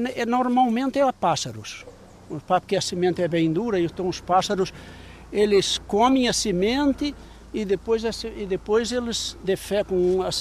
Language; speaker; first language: Portuguese; native; Portuguese